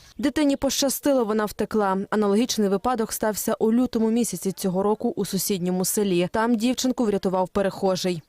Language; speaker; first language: Ukrainian; native; Ukrainian